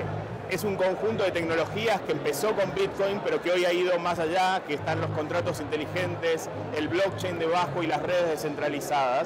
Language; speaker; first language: Spanish; native; Spanish